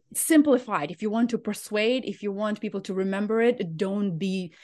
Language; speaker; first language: English; non-native, fluent; Ukrainian